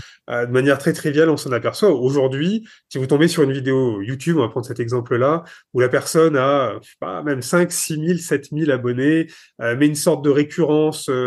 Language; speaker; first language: French; native; French